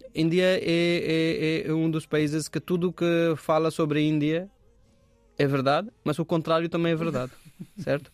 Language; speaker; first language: Portuguese; non-native, fluent; Hindi